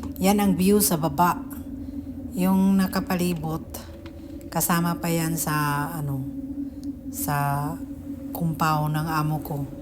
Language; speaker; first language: Filipino; non-native, local second language; Cebuano